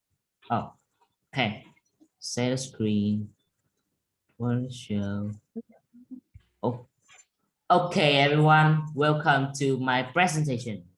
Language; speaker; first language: English; non-native, learner; Vietnamese